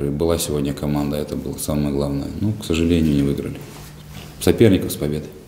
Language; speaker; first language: Russian; native; Russian